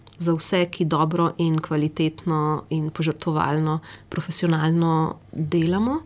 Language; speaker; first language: Slovenian; native; Slovenian